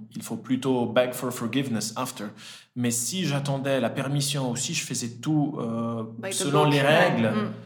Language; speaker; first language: French; early bilingual, other home language; Italian